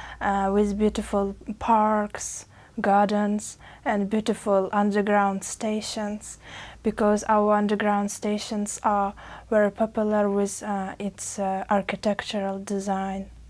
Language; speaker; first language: English; non-native, fluent; Uzbek